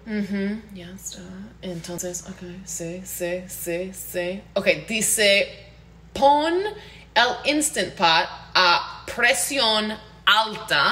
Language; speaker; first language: Spanish; non-native, learner; English